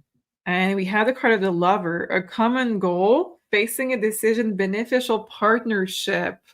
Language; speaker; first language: English; non-native, fluent; French